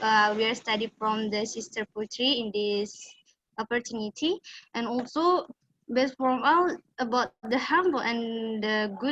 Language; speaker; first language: English; non-native, learner; Indonesian